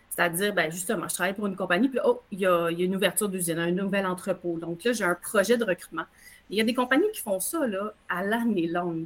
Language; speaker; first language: French; native; French